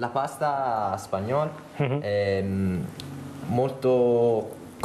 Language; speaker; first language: Spanish; non-native, learner; Italian